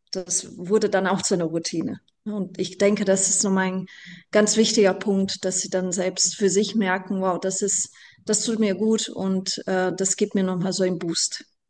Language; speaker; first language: German; non-native, fluent; Portuguese